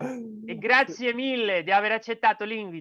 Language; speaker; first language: Italian; non-native, learner; Portuguese